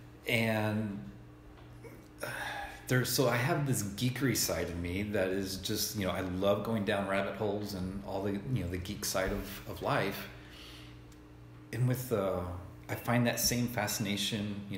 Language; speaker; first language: English; native; English